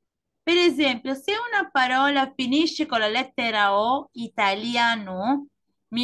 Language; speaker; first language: Italian; non-native, fluent; Spanish